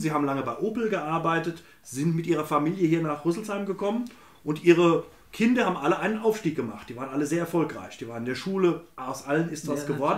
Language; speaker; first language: German; native; German